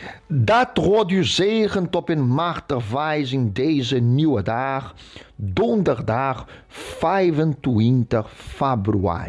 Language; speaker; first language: Dutch; non-native, fluent; Portuguese